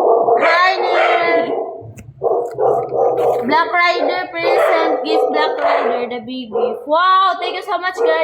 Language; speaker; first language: English; non-native, local second language; Cebuano